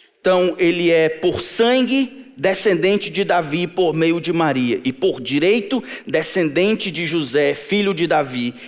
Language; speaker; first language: Portuguese; native; Portuguese